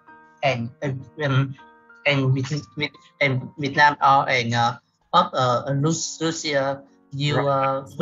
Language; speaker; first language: English; non-native, learner; Vietnamese